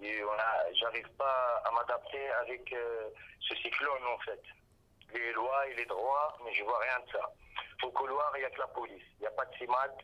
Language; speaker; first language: French; non-native, local second language; Arabic